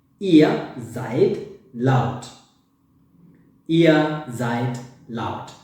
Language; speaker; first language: German; non-native, fluent; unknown